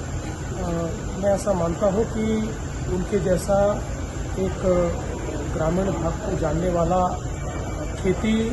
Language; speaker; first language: Hindi; non-native, local second language; Marathi